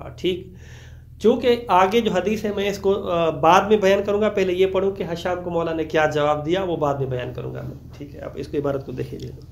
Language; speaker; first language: Urdu; non-native, local second language; Sindhi